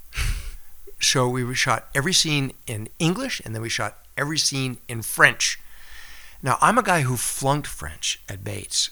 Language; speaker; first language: English; native; English